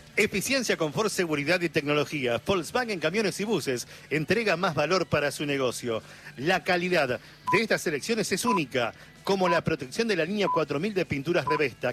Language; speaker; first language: Spanish; native; Spanish